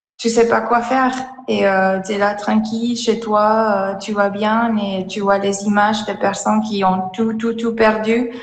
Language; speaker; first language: French; non-native, fluent; Spanish